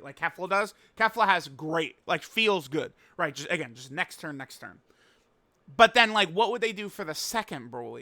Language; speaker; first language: English; native; English